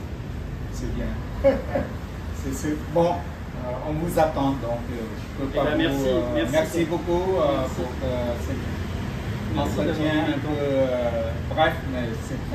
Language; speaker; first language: French; non-native, fluent; Vietnamese